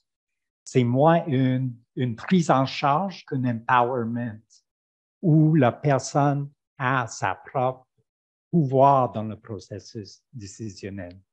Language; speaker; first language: French; non-native, fluent; English